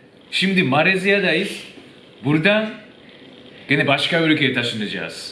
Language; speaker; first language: Turkish; non-native, fluent; Japanese